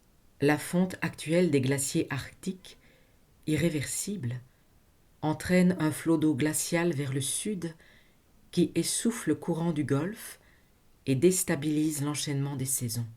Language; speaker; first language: French; native; French